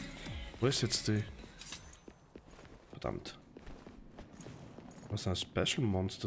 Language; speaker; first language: German; native; German